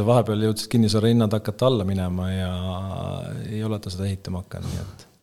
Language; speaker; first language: Estonian; native; Estonian